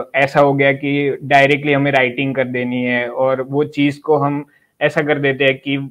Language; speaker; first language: Hindi; non-native, local second language; Gujarati